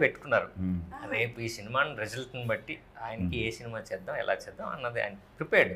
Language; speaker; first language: Telugu; native; Telugu